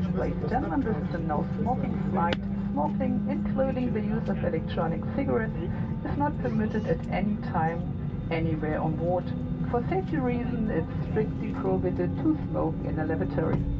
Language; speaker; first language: English; non-native, fluent; German